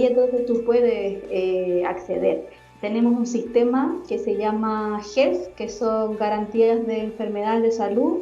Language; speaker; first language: Spanish; native; Spanish